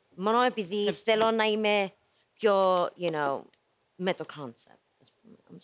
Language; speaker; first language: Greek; early bilingual, heritage; Greek